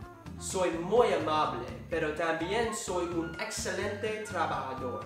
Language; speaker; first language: Spanish; non-native, learner; English